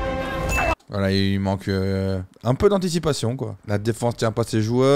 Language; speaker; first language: French; native; French